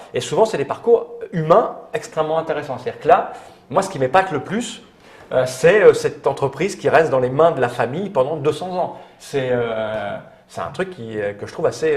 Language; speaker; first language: French; native; French